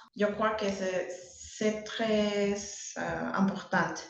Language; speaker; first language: French; non-native, learner; Spanish